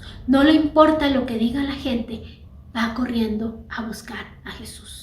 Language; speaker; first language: Spanish; native; Spanish